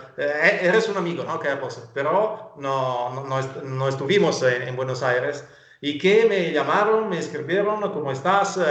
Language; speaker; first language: Spanish; non-native, fluent; Italian